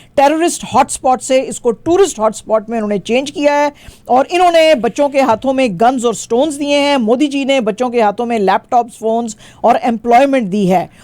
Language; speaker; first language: Urdu; non-native, local second language; Punjabi